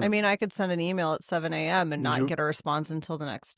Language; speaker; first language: English; native; English